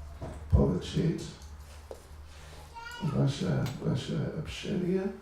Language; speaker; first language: Russian; non-native, learner; English